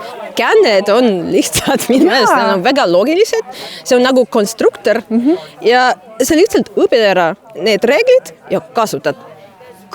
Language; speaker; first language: Estonian; non-native, fluent; Russian